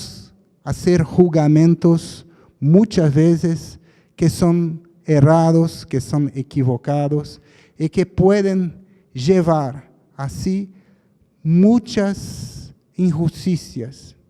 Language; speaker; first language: Spanish; non-native, fluent; Portuguese